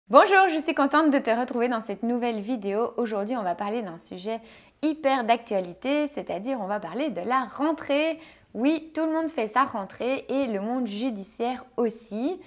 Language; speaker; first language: French; native; French